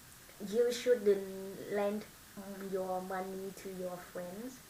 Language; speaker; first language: English; non-native, learner; Vietnamese